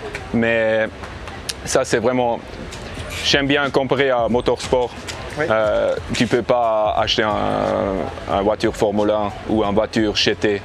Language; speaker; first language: French; non-native, learner; English